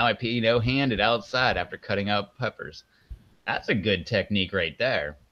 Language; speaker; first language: English; native; English